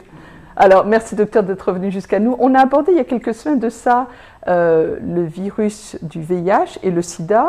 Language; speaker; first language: French; native; French